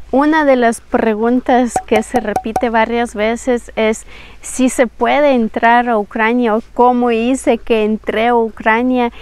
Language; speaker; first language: Spanish; non-native, fluent; Ukrainian